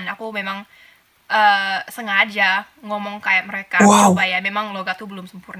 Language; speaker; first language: Indonesian; non-native, fluent; English